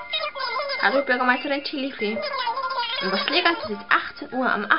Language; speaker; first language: German; native; German